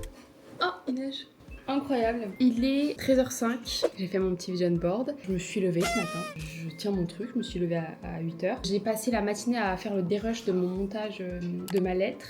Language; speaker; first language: French; native; French